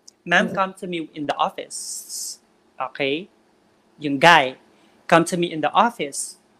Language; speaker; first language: English; non-native, local second language; Filipino